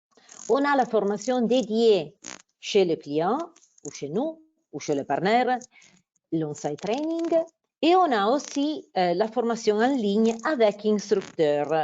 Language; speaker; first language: French; non-native, fluent; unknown